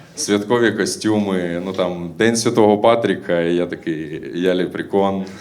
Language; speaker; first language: Ukrainian; native; Ukrainian